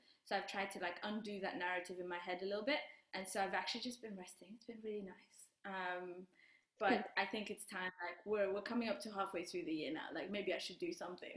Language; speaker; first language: English; non-native, local second language; Kinyarwanda